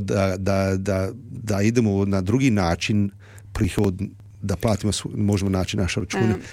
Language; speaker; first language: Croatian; early bilingual, heritage; Serbian